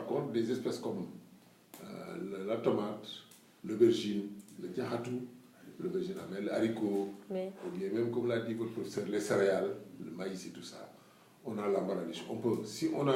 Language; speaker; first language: French; non-native, local second language; Wolof